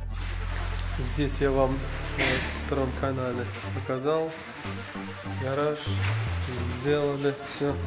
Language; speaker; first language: Russian; non-native, learner; Uzbek